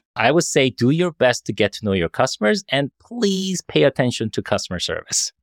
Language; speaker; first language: English; early bilingual, other home language; Korean